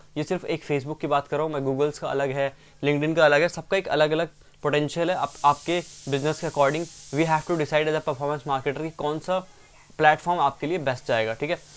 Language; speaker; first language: Hindi; native; Hindi